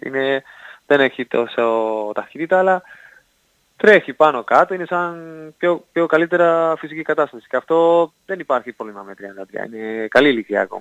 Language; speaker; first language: Greek; non-native, fluent; Spanish